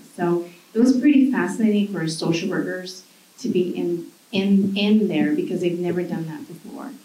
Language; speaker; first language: English; early bilingual, other home language; Spanish